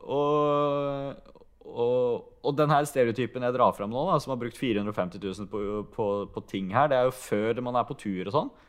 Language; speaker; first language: Norwegian; early bilingual, other home language; Hungarian